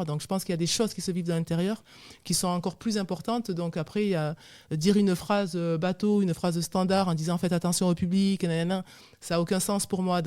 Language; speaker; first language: French; native; French